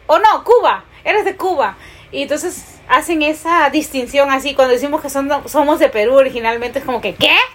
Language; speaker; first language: Spanish; native; Spanish